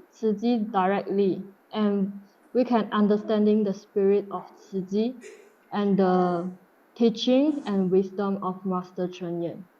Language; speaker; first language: English; non-native, learner; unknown